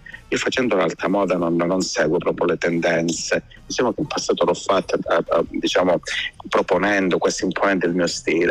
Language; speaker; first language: Italian; native; Italian